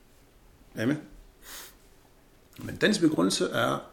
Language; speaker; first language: Danish; non-native, fluent; Arabic